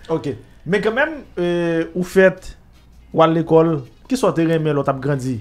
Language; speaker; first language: Haitian Creole; native; Haitian Creole